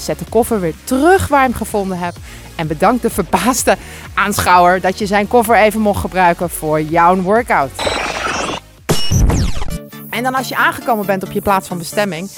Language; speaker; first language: Dutch; native; Dutch